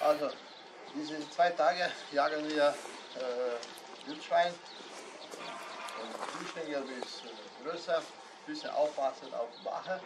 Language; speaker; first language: German; non-native, learner; Croatian